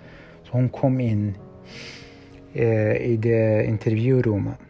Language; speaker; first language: Norwegian; non-native, fluent; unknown